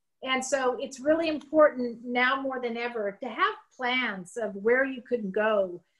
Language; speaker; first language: English; native; English